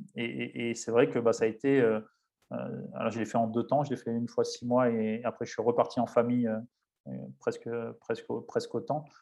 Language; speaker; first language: French; native; French